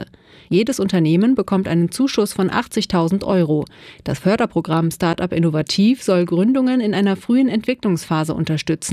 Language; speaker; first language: German; native; German